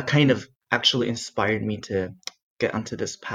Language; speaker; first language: English; non-native, fluent; Chinese